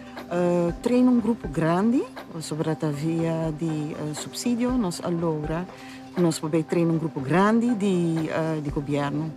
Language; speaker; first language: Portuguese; non-native, local second language; Papiamento